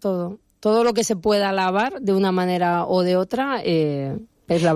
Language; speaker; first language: Spanish; native; Spanish